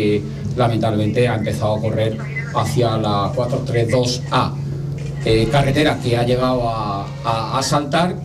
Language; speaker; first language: Spanish; native; Spanish